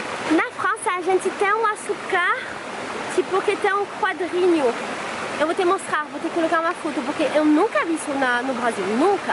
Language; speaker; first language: Portuguese; non-native, fluent; French